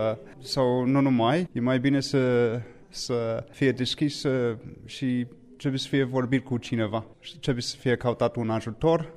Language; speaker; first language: Romanian; non-native, fluent; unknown